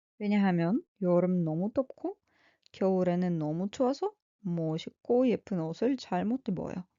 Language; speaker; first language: Korean; non-native, fluent; Russian